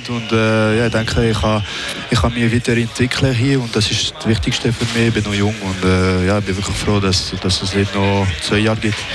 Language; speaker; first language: German; non-native, fluent; French